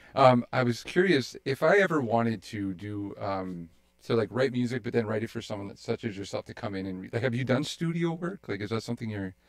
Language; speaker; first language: English; native; English